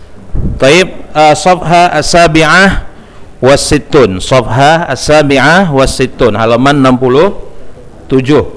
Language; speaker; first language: Arabic; non-native, fluent; Indonesian